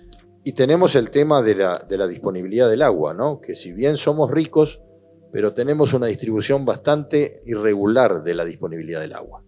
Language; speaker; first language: Spanish; native; Spanish